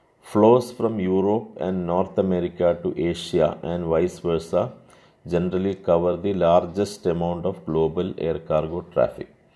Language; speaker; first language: English; non-native, local second language; Malayalam